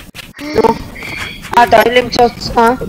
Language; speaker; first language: Hebrew; native; Hebrew